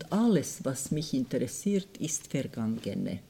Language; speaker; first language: German; non-native, fluent; Croatian